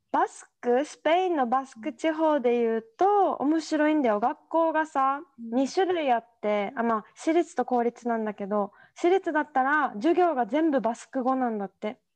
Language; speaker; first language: Japanese; native; Japanese